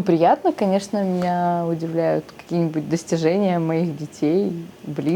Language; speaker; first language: Russian; native; Russian